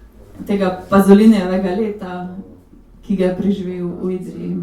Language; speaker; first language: Slovenian; native; Slovenian